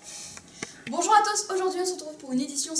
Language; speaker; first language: French; native; French